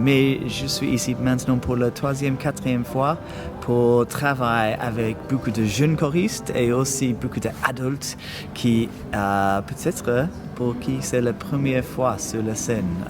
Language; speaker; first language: French; non-native, learner; English